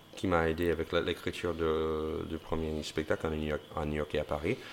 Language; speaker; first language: French; non-native, fluent; English